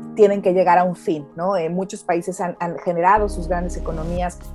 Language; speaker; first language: Spanish; native; Spanish